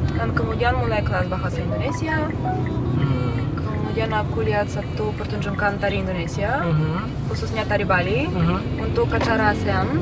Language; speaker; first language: Indonesian; non-native, fluent; Bulgarian